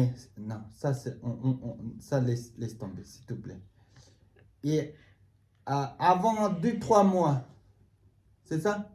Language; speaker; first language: French; non-native, learner; Tibetan